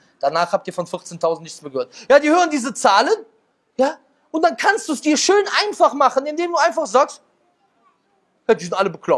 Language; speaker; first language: German; native; German